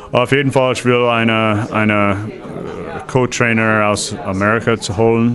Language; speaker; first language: German; non-native, learner; English